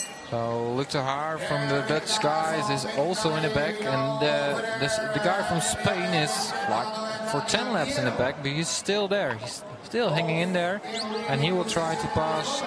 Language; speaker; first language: English; non-native, fluent; Dutch